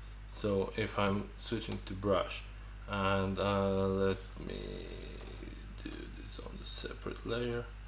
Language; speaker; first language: English; non-native, fluent; Polish